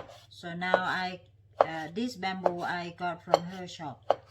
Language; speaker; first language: English; non-native, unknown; Thai